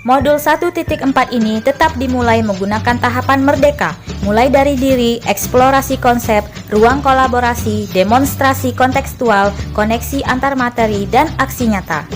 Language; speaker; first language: Indonesian; native; Indonesian